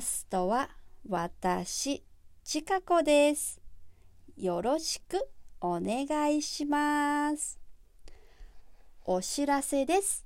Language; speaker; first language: Japanese; native; Japanese